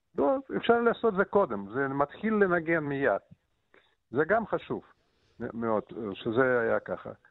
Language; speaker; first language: Hebrew; non-native, fluent; Russian